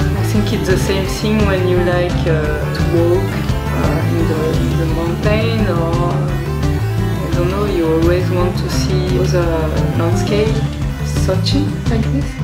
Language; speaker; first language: English; non-native, learner; French